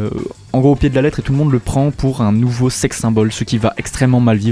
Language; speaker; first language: French; native; French